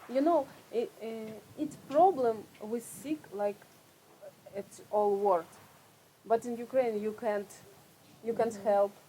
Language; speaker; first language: English; non-native, learner; Russian